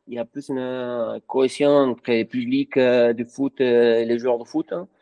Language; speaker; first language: French; non-native, fluent; Spanish